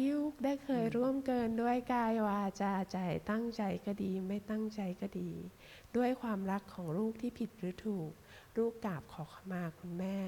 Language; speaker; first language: Thai; native; Thai